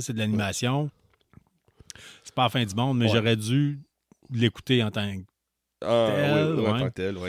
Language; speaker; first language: French; native; French